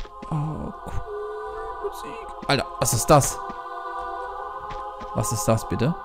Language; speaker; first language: German; native; German